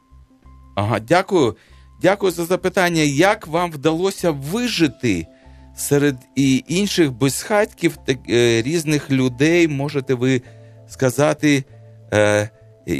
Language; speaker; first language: Ukrainian; native; Ukrainian